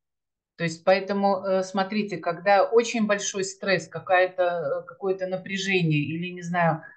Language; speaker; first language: Russian; native; Russian